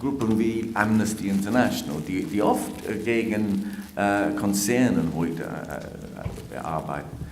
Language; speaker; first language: German; non-native, fluent; English